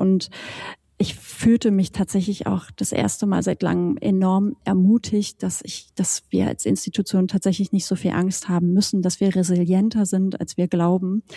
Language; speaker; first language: German; native; German